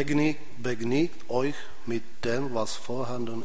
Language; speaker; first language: German; non-native, fluent; Czech